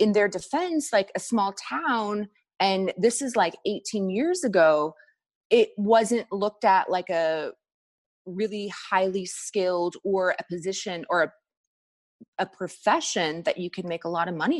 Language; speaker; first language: English; native; English